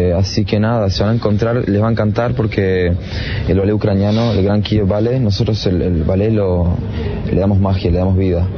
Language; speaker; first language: Spanish; early bilingual, other home language; Ukrainian